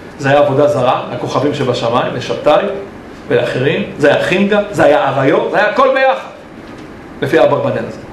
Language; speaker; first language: Hebrew; native; Hebrew